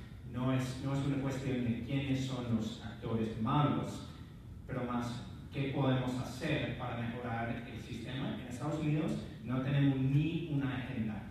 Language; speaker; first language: Spanish; non-native, fluent; English